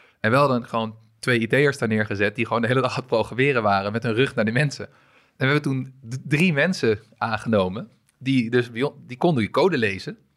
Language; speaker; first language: Dutch; early bilingual, other home language; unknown